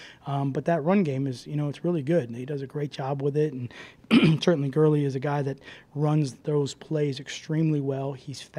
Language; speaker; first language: English; native; English